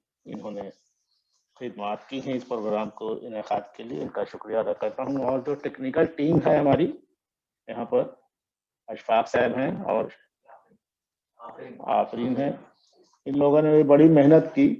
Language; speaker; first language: Urdu; native; Urdu